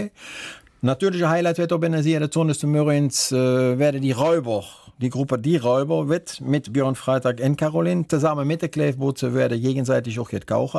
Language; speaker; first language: German; native; German